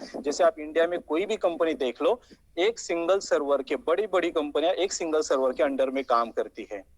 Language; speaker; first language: Hindi; non-native, local second language; Marathi